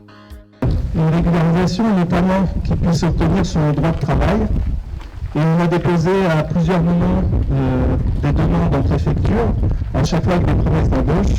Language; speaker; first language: French; native; French